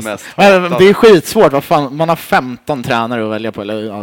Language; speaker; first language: Swedish; native; Swedish